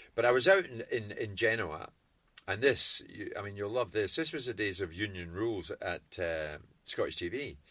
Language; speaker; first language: English; native; English